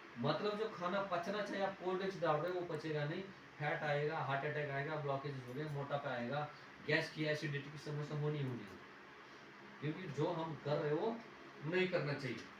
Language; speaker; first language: Hindi; non-native, local second language; Marathi